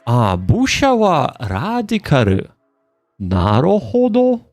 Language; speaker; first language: Japanese; non-native, learner; English